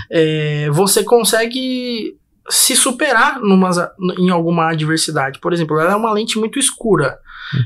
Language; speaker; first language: Portuguese; native; Portuguese